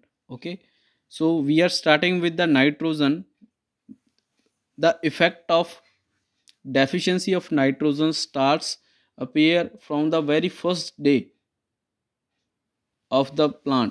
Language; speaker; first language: English; non-native, local second language; Punjabi